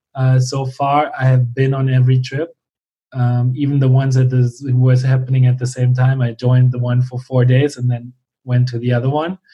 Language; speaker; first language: English; non-native, fluent; German